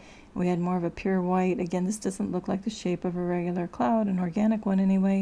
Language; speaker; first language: English; native; English